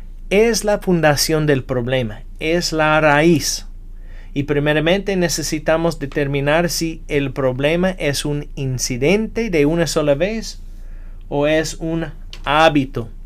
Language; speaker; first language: Spanish; non-native, fluent; English